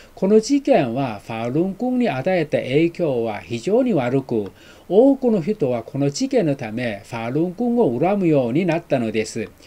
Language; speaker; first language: Japanese; non-native, fluent; Chinese